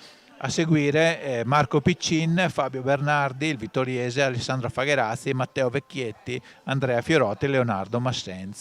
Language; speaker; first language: Italian; native; Italian